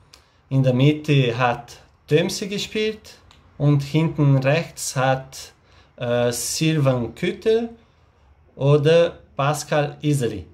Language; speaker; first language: German; non-native, learner; Portuguese